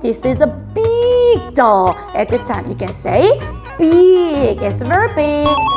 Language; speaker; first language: English; non-native, fluent; Korean